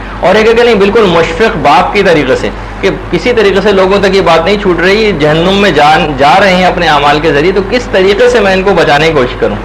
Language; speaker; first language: Urdu; native; Urdu